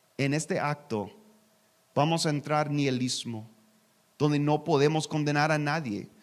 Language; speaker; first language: Spanish; non-native, learner; English